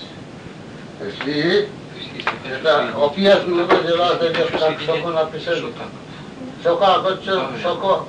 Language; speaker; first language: Russian; non-native, learner; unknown